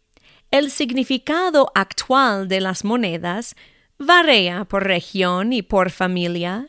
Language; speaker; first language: Spanish; non-native, fluent; English